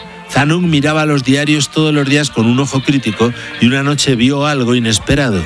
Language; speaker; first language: Spanish; native; Spanish